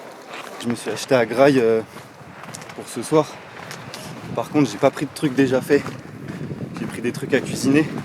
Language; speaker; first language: French; native; French